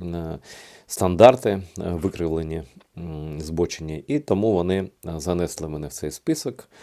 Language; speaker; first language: Ukrainian; non-native, fluent; Russian